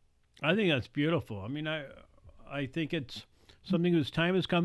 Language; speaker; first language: English; native; English